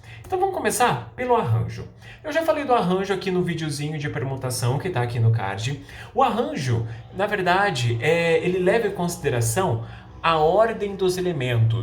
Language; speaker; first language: Portuguese; native; Portuguese